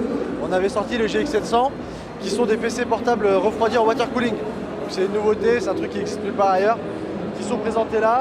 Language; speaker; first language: French; native; French